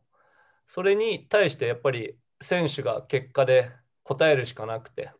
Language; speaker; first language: Japanese; native; Japanese